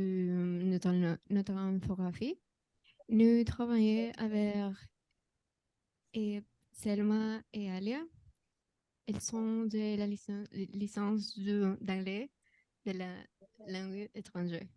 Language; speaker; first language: French; non-native, learner; Spanish